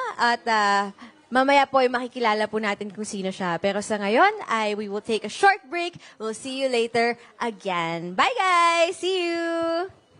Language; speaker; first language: Filipino; native; Filipino